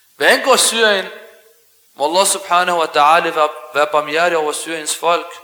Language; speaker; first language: Danish; early bilingual, other home language; Arabic